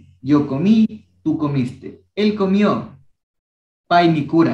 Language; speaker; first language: Spanish; non-native, local second language; Quechua